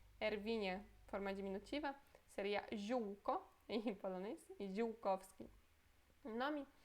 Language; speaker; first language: Portuguese; non-native, fluent; Polish